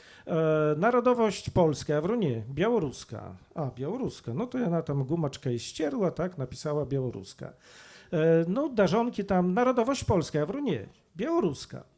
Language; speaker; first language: Polish; non-native, local second language; Belarusian